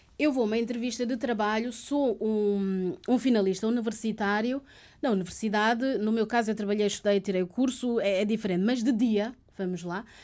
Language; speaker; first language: Portuguese; early bilingual, other home language; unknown